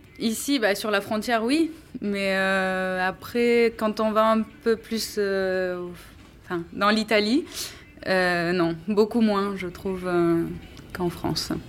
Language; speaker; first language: French; early bilingual, heritage; French